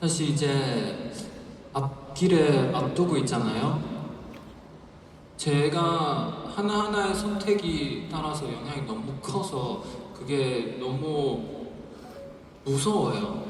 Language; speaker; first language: Korean; non-native, fluent; Chinese